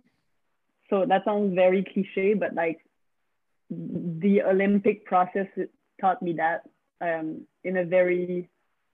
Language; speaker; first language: English; non-native, fluent; French